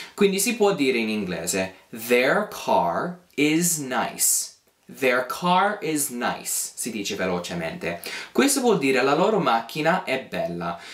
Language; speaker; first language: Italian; non-native, fluent; English